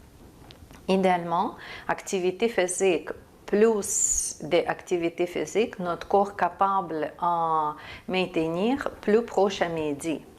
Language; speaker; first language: French; non-native, fluent; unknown